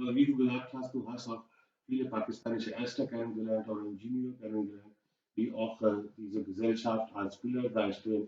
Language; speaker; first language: German; non-native, learner; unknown